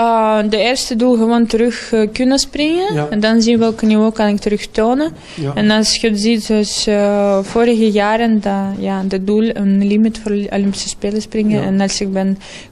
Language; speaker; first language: Dutch; non-native, learner; Russian